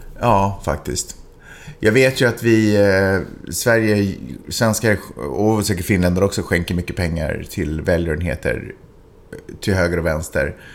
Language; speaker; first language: Swedish; native; Swedish